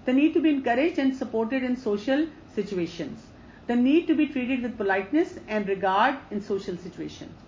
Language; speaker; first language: English; non-native, local second language; Urdu